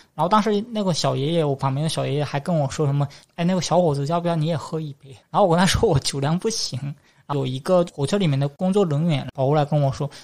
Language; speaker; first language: Chinese; non-native, fluent; Korean